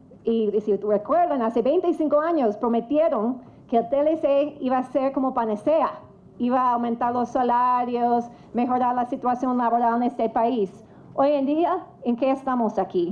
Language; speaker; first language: Spanish; non-native, fluent; English